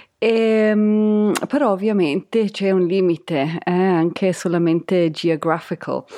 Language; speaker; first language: Italian; non-native, fluent; English